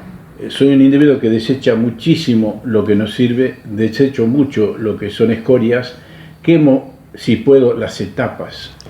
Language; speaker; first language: Spanish; native; Spanish